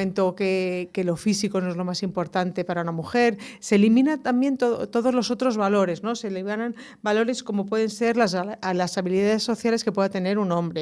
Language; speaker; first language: Spanish; native; Spanish